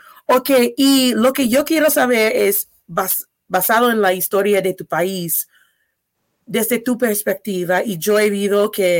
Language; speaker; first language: Spanish; non-native, fluent; English